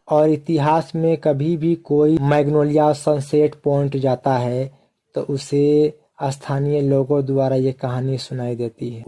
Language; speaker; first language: Hindi; native; Hindi